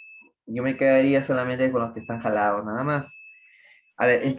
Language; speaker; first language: Spanish; native; Spanish